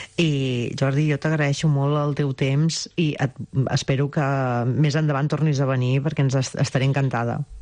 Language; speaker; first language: Catalan; native; Catalan